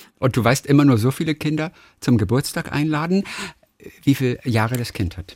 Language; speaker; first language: German; native; German